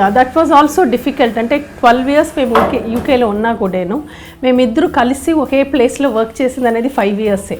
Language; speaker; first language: Telugu; native; Telugu